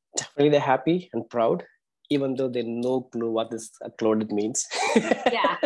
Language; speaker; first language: English; non-native, local second language; Tamil